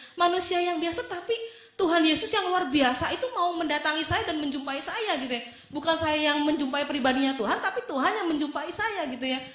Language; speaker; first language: Indonesian; native; Indonesian